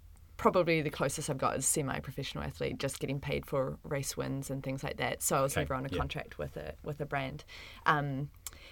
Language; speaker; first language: English; native; English